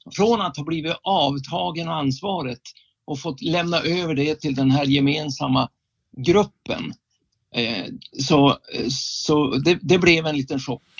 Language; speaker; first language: Swedish; native; Swedish